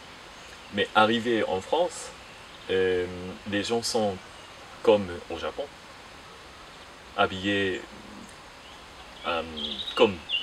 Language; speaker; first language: French; non-native, fluent; Japanese